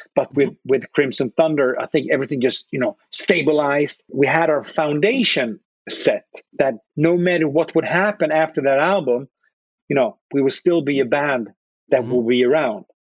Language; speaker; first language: English; non-native, fluent; Swedish